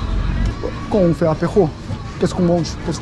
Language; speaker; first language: French; non-native, learner; Korean